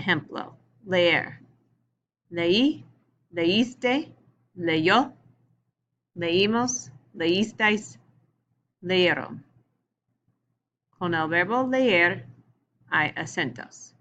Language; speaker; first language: Spanish; non-native, learner; English